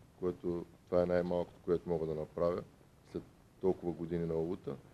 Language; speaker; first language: Bulgarian; native; Bulgarian